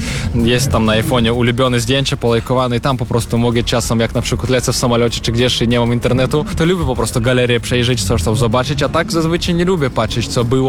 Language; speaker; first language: Polish; non-native, fluent; Russian